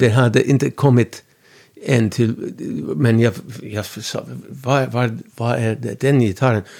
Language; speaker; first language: Swedish; non-native, fluent; English